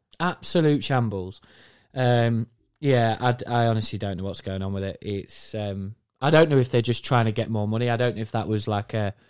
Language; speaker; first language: English; native; English